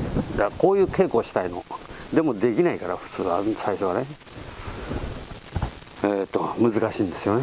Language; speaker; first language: Japanese; native; Japanese